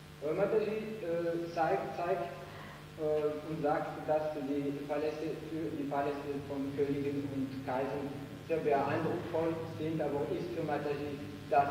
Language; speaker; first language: German; non-native, fluent; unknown